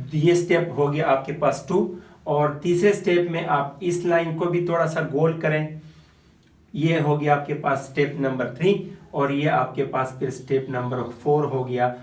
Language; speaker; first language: Urdu; non-native, local second language; Pashto